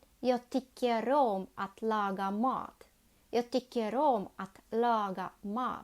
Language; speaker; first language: Swedish; non-native, learner; Ukrainian